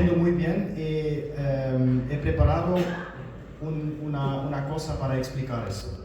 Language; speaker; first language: Spanish; non-native, learner; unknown